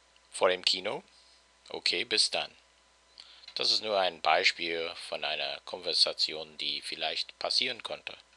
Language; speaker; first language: German; non-native, fluent; English